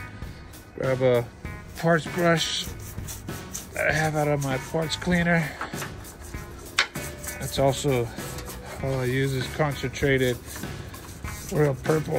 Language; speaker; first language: English; native; English